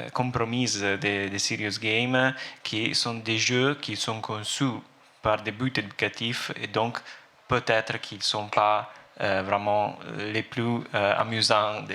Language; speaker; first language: French; non-native, fluent; Italian